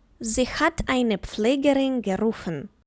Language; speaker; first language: German; non-native, fluent; Ukrainian